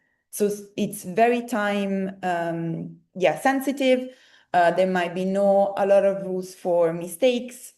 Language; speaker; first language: English; non-native, fluent; Italian